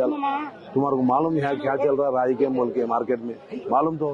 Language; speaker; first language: Hindi; non-native, local second language; Telugu